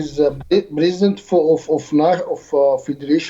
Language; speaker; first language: English; non-native, learner; Arabic